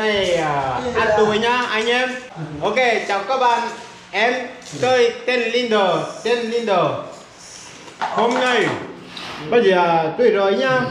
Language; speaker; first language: Vietnamese; non-native, learner; Portuguese